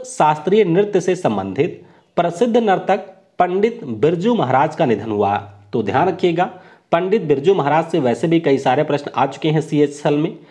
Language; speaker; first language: Hindi; native; Hindi